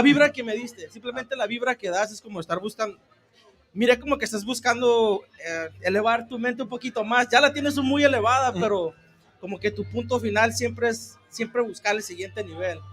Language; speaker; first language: Spanish; native; Spanish